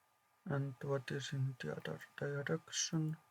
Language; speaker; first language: English; non-native, fluent; Polish